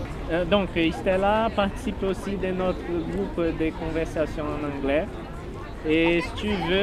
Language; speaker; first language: French; non-native, learner; Portuguese